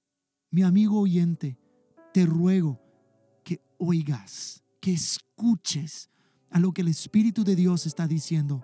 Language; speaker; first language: Spanish; non-native, fluent; English